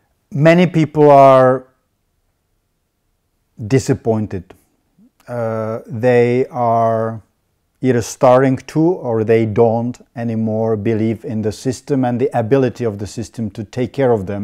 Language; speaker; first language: English; non-native, fluent; Czech